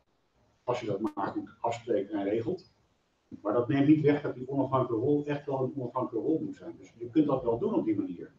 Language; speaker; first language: Dutch; native; Dutch